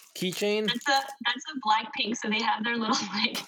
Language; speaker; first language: English; non-native, local second language; Korean